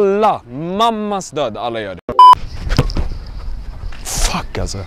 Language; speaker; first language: Swedish; native; Swedish